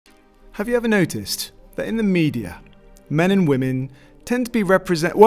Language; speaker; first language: English; native; English